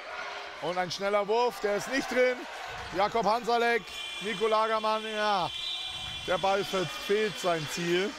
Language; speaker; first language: German; native; German